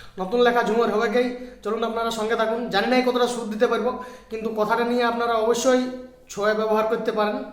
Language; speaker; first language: Bangla; native; Bangla